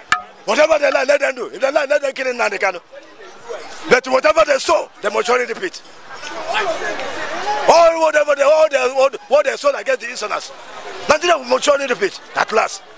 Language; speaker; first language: English; non-native, local second language; Igbo